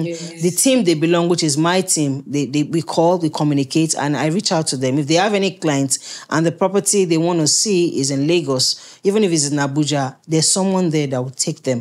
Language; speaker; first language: English; native; English